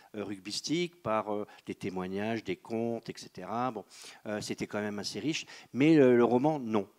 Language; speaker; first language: French; native; French